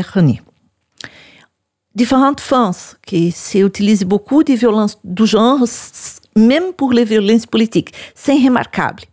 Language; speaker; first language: French; non-native, learner; Portuguese